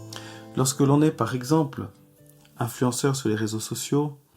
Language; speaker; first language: French; native; French